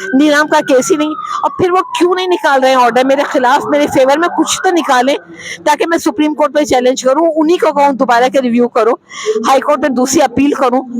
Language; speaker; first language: Urdu; native; Urdu